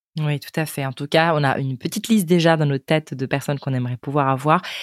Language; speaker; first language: French; native; French